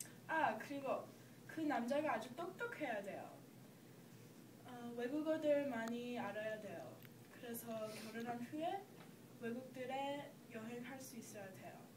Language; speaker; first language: Korean; non-native, learner; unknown